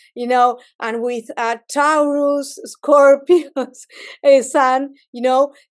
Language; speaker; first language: English; non-native, fluent; Spanish